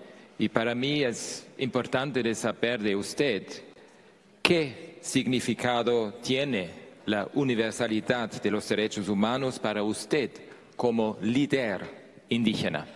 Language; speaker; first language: Spanish; non-native, fluent; German